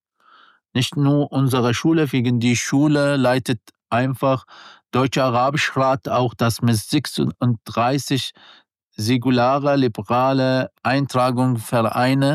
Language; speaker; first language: German; non-native, learner; Arabic